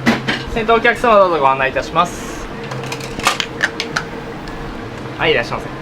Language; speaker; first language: Japanese; native; Japanese